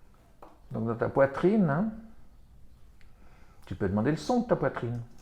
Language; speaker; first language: French; native; French